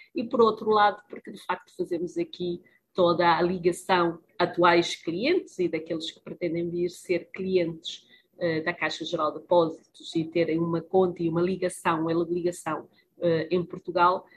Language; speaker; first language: Portuguese; early bilingual, heritage; Spanish